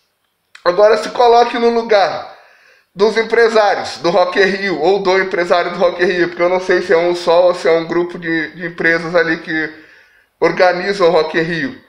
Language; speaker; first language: Portuguese; native; Portuguese